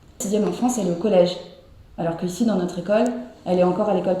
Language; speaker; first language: French; native; French